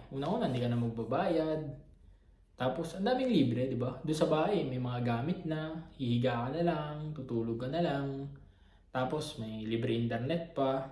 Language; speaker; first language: Filipino; native; Filipino